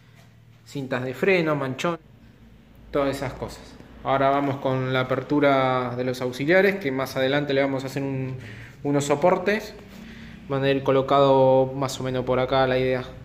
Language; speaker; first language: Spanish; native; Spanish